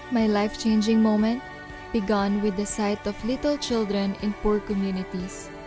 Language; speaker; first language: English; non-native, local second language; Pampanga